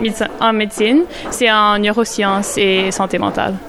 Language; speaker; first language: French; non-native, local second language; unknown